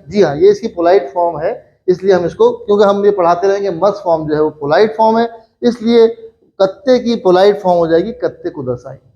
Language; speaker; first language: Urdu; native; Urdu